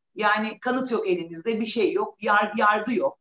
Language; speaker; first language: Turkish; native; Turkish